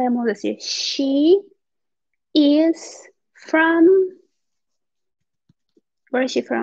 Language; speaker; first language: English; non-native, fluent; Spanish